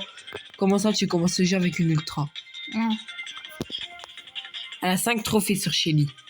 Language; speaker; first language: French; native; French